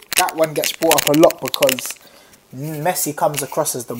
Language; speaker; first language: English; native; English